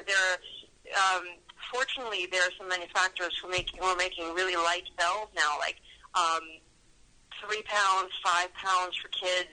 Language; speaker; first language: English; native; English